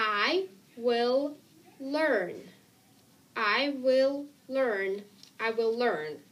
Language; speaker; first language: English; non-native, fluent; Russian